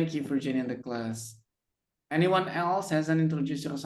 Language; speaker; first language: English; non-native, fluent; Indonesian